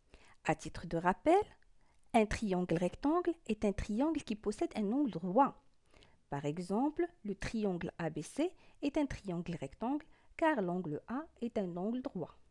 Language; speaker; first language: French; non-native, local second language; Arabic